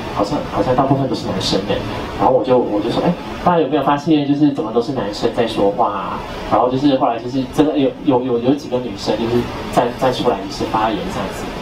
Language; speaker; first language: Chinese; native; Chinese